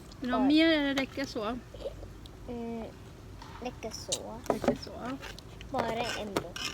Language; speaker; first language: Swedish; non-native, learner; Thai